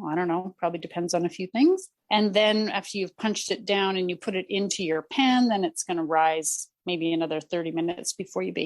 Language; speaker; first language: English; native; English